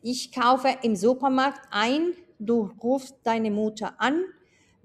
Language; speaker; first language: German; non-native, fluent; Spanish